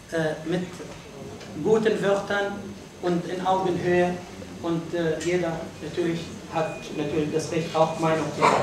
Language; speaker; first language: German; non-native, fluent; Arabic